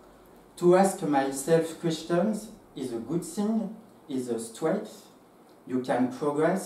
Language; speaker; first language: English; non-native, fluent; French